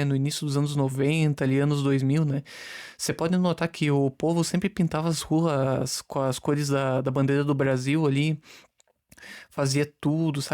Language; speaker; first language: Portuguese; native; Portuguese